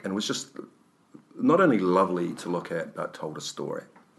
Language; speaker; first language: English; native; English